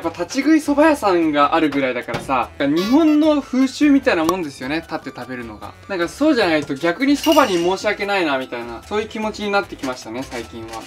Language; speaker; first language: Japanese; native; Japanese